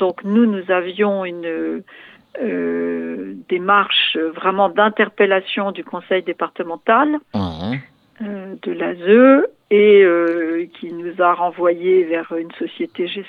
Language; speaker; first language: French; native; French